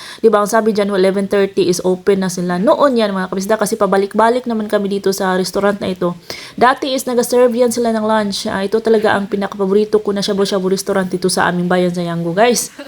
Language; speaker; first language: Filipino; non-native, local second language; Cebuano